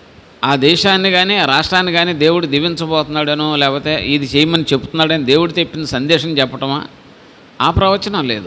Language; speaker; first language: Telugu; native; Telugu